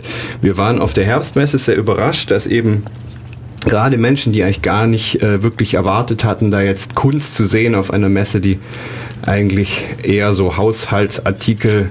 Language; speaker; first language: German; native; German